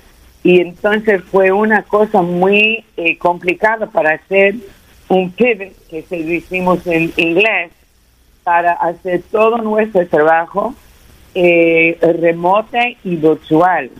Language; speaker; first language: Spanish; early bilingual, heritage; Spanish